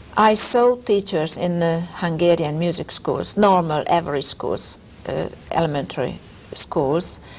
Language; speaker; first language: English; non-native, fluent; Hungarian